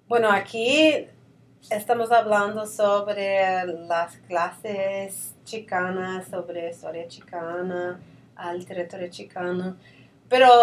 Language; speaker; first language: Spanish; non-native, fluent; English